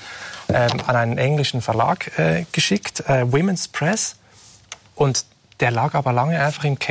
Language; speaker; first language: German; native; German